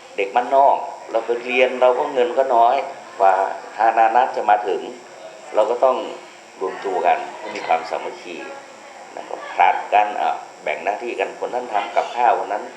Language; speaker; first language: Thai; native; Thai